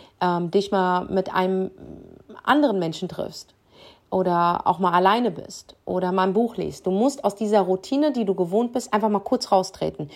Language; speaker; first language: German; early bilingual, other home language; Arabic